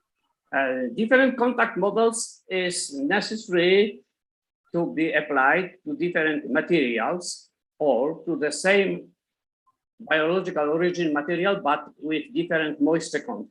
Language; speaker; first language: English; non-native, local second language; Polish